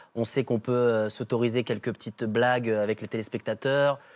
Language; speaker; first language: French; native; French